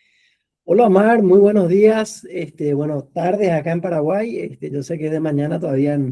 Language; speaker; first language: Spanish; native; Spanish